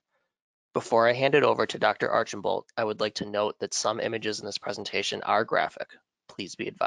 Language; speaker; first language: English; native; English